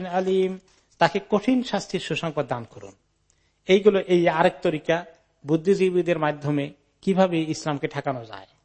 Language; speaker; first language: Bangla; native; Bangla